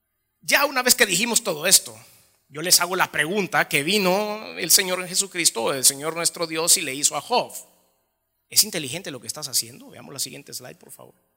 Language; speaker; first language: Spanish; native; Spanish